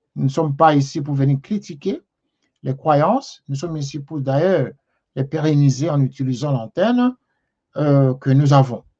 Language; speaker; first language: French; non-native, local second language; Lingala